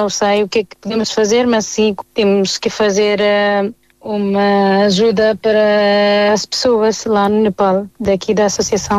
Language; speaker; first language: Portuguese; non-native, fluent; Nepali